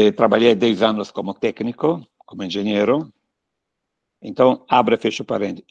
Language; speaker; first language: Portuguese; non-native, fluent; Italian